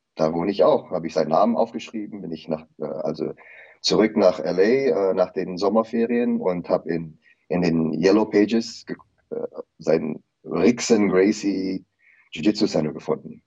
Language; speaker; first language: German; early bilingual, heritage; Indonesian